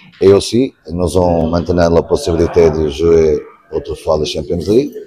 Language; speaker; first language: French; non-native, learner; Portuguese